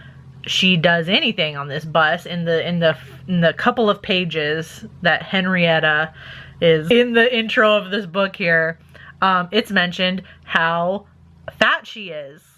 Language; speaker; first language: English; native; English